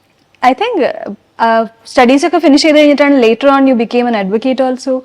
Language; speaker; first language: Malayalam; native; Malayalam